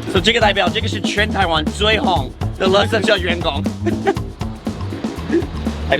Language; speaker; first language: Chinese; non-native, fluent; English